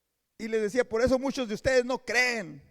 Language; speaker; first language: Spanish; native; Spanish